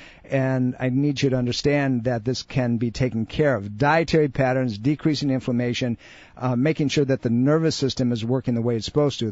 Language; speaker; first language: English; native; English